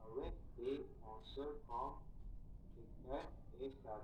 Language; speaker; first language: French; non-native, learner; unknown